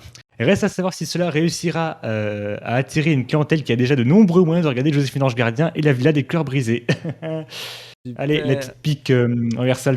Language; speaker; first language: French; native; French